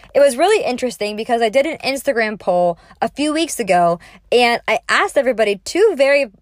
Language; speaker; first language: English; native; English